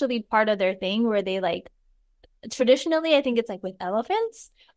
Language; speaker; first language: English; native; English